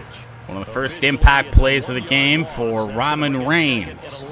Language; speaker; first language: English; native; English